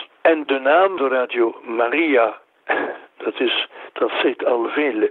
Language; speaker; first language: Dutch; non-native, local second language; French